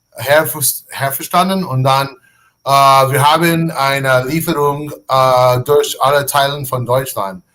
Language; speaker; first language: German; non-native, learner; English